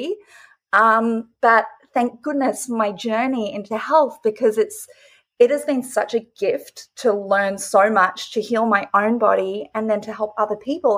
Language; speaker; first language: English; native; English